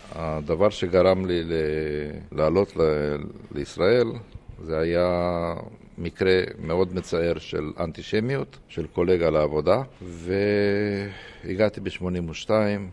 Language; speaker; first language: Hebrew; non-native, fluent; Romanian